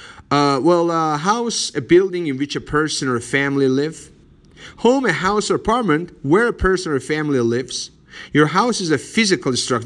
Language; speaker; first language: English; non-native, fluent; Persian